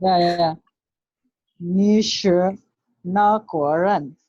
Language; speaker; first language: Chinese; non-native, learner; English